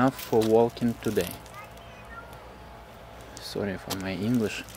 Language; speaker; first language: English; non-native, learner; Russian